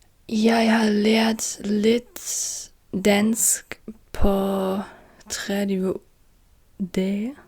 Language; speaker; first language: Danish; non-native, learner; German